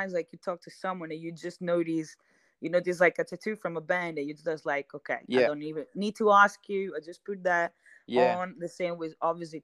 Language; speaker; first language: English; non-native, fluent; Italian